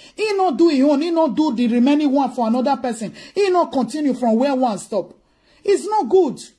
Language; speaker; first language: English; non-native, local second language; Bini